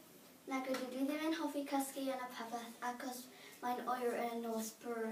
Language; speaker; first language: Welsh; non-native, learner; English